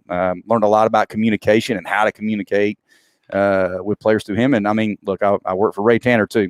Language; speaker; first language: English; native; English